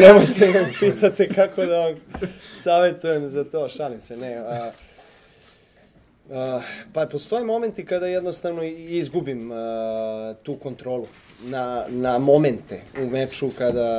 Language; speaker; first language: Serbian; native; Serbian